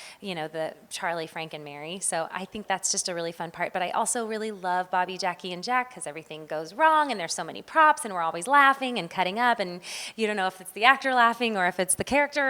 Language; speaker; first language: English; native; English